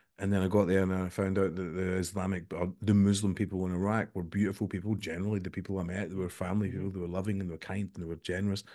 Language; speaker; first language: English; native; English